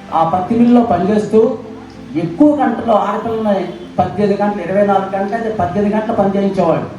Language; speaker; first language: Telugu; native; Telugu